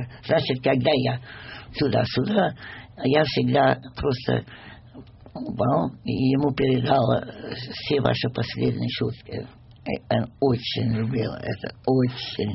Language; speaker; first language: Russian; non-native, fluent; English